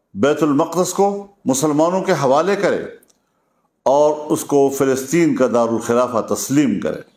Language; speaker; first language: Urdu; non-native, local second language; Pashto